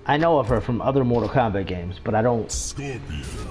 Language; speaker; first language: English; native; English